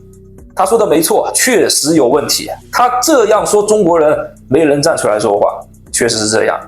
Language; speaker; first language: Chinese; native; Chinese